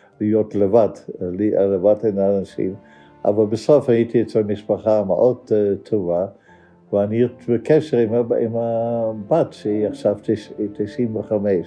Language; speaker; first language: Hebrew; non-native, fluent; Dutch